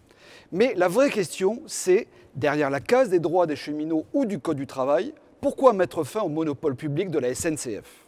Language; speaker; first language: French; native; French